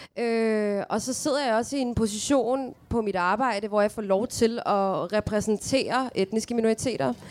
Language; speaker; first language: Danish; early bilingual, other home language; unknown